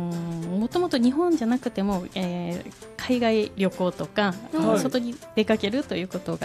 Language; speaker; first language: Japanese; non-native, fluent; Korean